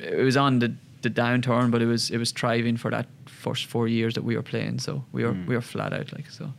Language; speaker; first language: English; native; English